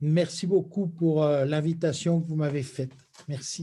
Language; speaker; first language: French; native; French